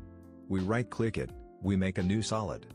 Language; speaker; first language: English; non-native, fluent; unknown